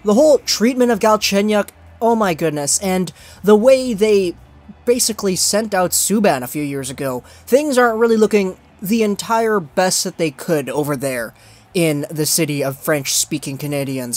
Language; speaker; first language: English; native; English